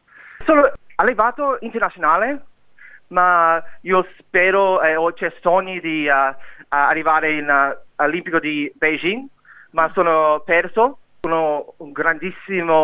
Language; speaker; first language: Italian; non-native, learner; English